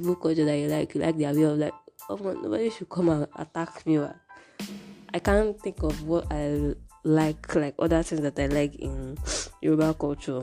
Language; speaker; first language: English; non-native, local second language; Yoruba